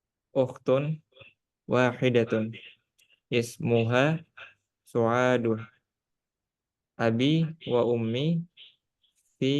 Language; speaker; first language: Arabic; non-native, learner; Indonesian